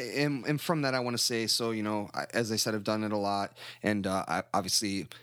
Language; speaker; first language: English; native; English